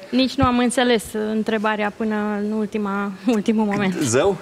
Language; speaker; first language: Romanian; non-native, local second language; Hungarian